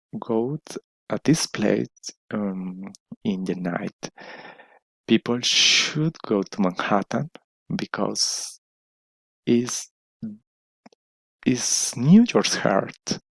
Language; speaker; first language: English; non-native, learner; Spanish